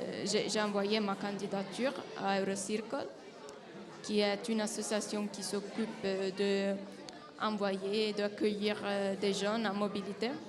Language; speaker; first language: French; non-native, fluent; Italian